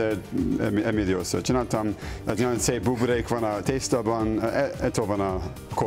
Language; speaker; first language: Hungarian; non-native, learner; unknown